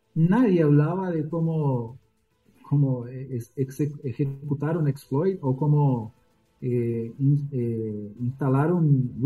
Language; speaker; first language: Spanish; early bilingual, heritage; Spanish